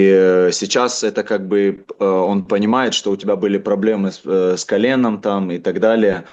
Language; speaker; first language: Russian; native; Russian